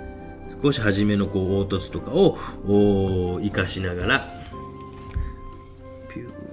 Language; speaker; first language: Japanese; native; Japanese